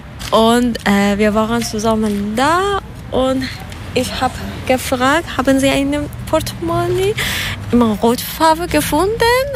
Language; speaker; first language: German; non-native, learner; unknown